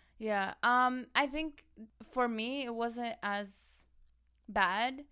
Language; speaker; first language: English; early bilingual, other home language; Arabic